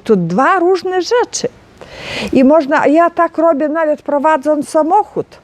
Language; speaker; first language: Polish; non-native, learner; Ukrainian